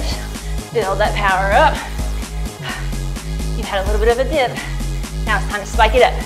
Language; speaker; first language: English; native; English